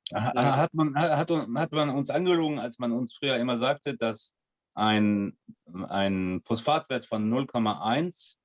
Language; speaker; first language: German; non-native, fluent; French